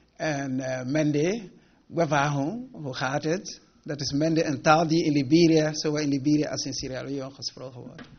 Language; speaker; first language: Dutch; non-native, fluent; Mandingo